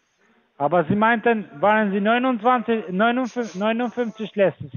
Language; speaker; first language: German; non-native, fluent; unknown